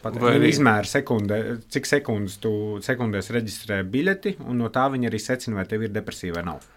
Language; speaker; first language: Latvian; native; Latvian